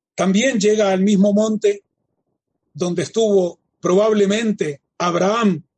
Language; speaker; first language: Spanish; native; Spanish